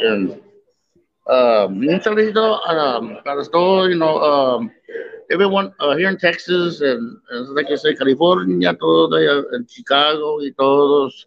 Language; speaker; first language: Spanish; early bilingual, heritage; Spanish